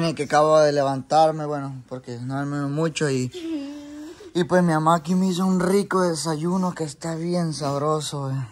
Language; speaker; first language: Spanish; native; Spanish